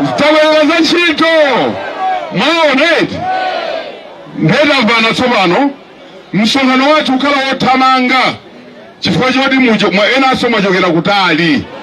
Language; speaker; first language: Nyanja; native; Nyanja